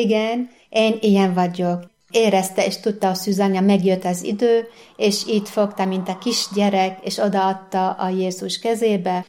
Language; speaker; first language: Hungarian; non-native, learner; Arabic